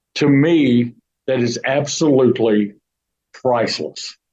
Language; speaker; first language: English; native; English